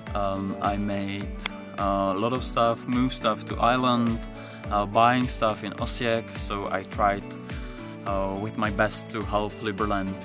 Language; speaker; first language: English; non-native, learner; Czech